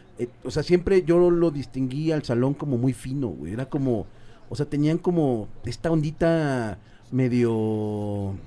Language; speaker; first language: Spanish; native; Spanish